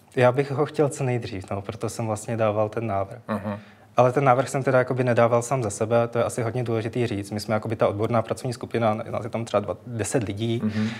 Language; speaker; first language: Czech; native; Czech